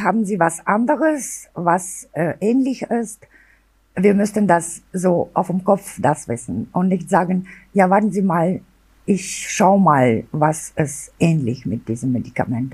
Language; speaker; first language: German; non-native, local second language; Albanian